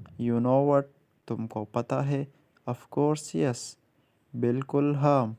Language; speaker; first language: Urdu; native; Urdu